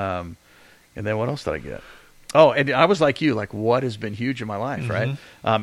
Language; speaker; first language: English; native; English